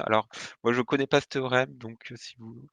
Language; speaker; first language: French; native; French